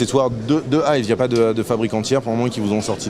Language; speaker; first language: French; native; French